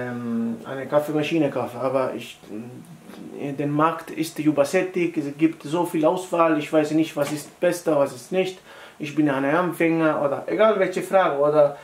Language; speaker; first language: German; non-native, fluent; Italian